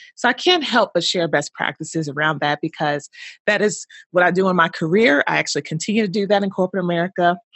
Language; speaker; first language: English; native; English